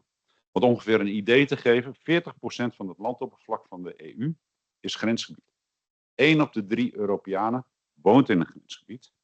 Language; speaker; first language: Dutch; native; Dutch